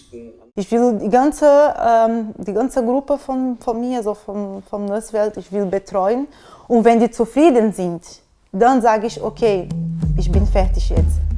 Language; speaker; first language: German; non-native, fluent; Portuguese